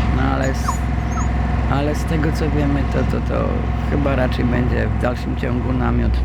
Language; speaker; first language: Polish; native; Polish